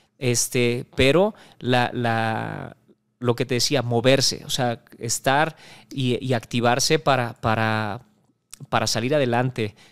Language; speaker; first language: Spanish; native; Spanish